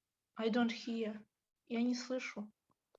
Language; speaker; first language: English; non-native, learner; Russian